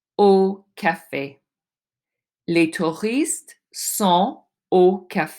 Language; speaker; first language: French; non-native, fluent; English